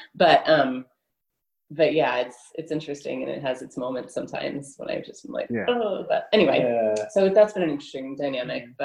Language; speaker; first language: English; native; English